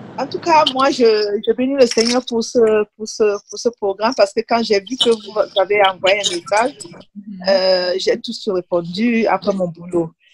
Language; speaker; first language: French; non-native, local second language; Duala